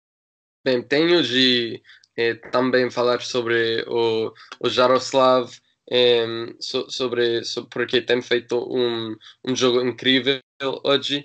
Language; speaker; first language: Portuguese; non-native, learner; English